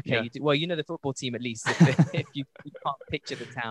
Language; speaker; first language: English; native; English